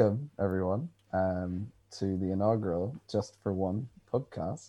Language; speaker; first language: English; native; English